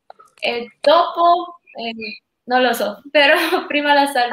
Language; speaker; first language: Italian; non-native, learner; Spanish